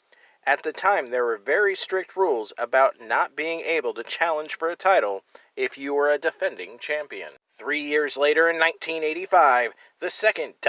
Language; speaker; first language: English; native; English